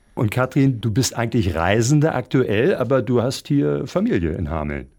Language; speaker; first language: German; native; German